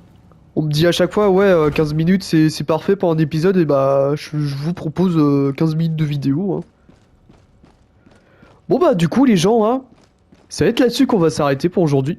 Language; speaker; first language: French; native; French